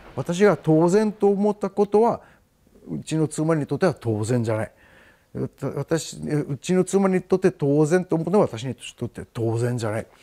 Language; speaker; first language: Japanese; non-native, fluent; Hebrew